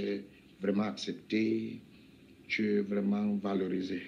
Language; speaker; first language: French; non-native, local second language; English